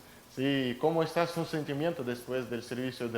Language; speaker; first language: Spanish; non-native, fluent; Russian